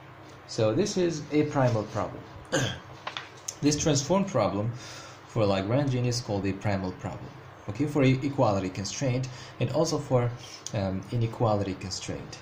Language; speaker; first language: English; non-native, fluent; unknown